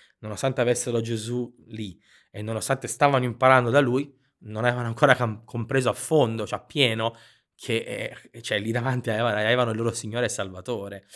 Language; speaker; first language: Italian; native; Italian